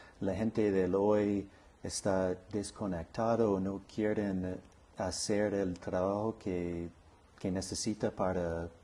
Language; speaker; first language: Spanish; non-native, learner; English